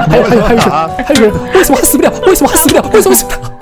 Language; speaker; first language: Chinese; native; Chinese